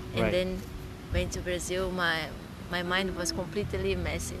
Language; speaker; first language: English; non-native, learner; Portuguese